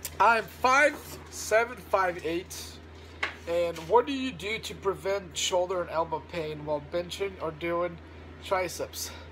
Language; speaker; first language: English; early bilingual, other home language; Russian